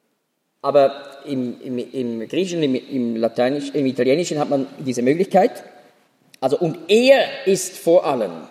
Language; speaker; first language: German; native; German